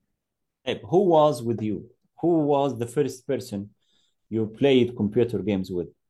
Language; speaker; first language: English; non-native, fluent; Arabic